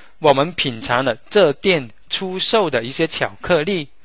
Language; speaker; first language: Chinese; native; Chinese